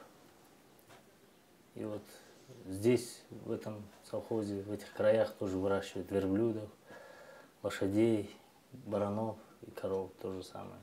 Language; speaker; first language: Russian; non-native, local second language; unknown